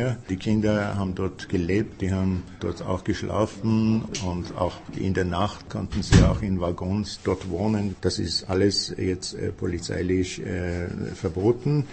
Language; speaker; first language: German; non-native, fluent; Persian